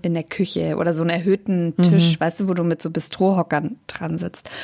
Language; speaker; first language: German; native; German